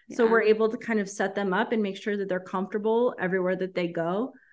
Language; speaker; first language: English; early bilingual, heritage; Spanish